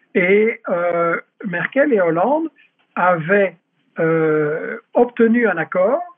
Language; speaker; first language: French; native; French